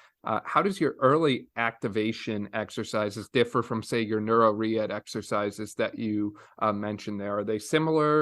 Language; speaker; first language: English; native; English